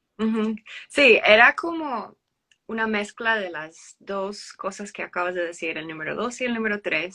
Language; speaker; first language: Spanish; early bilingual, heritage; English